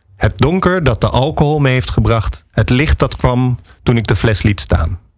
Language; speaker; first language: Dutch; native; Dutch